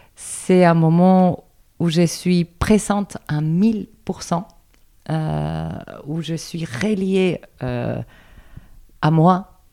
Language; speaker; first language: French; non-native, fluent; Spanish